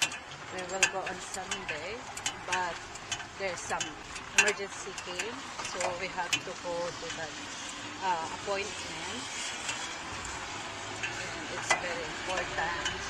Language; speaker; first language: English; non-native, local second language; Filipino